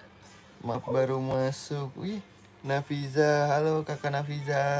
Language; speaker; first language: Indonesian; native; Indonesian